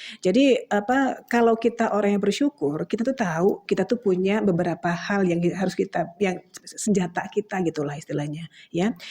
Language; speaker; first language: Indonesian; native; Indonesian